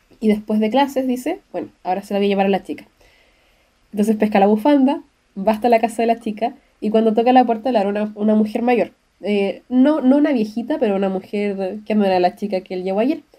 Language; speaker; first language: Spanish; native; Spanish